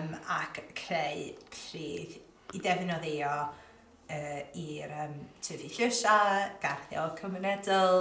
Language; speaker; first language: Welsh; non-native, local second language; English